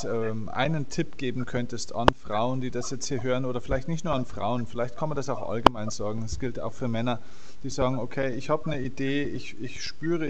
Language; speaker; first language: German; native; German